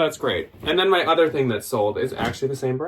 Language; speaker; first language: English; native; English